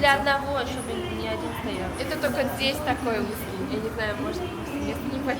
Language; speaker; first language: Russian; native; Russian